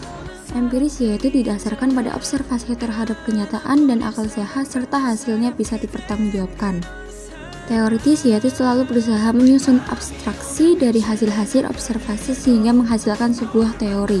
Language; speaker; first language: Indonesian; native; Indonesian